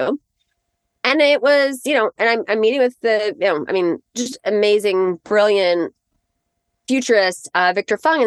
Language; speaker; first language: English; native; English